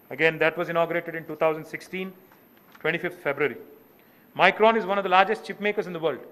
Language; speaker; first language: English; non-native, local second language; Telugu